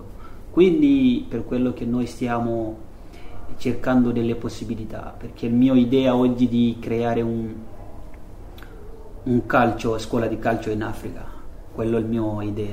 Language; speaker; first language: Italian; non-native, learner; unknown